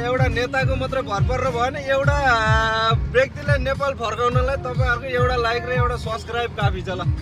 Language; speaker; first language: Nepali; native; Nepali